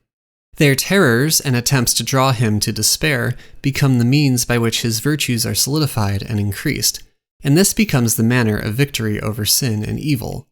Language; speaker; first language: English; native; English